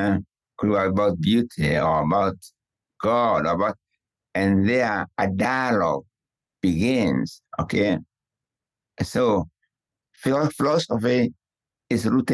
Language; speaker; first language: English; non-native, local second language; Kikuyu